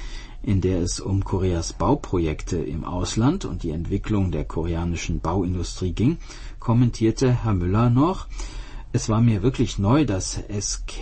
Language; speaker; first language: German; native; German